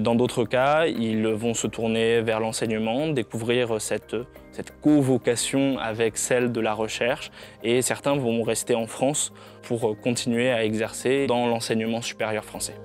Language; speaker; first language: French; native; French